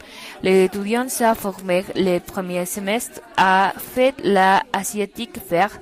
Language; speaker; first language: French; non-native, learner; Spanish